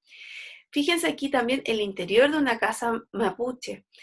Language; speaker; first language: Spanish; native; Spanish